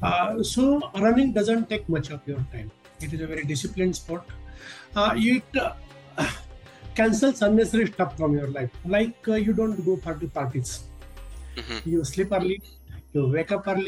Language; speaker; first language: English; non-native, local second language; Marathi